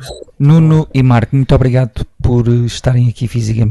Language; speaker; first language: Portuguese; native; Portuguese